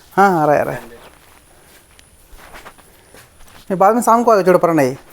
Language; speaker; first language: Hindi; non-native, local second language; Kannada